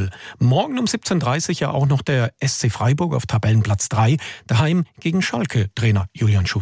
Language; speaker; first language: German; native; German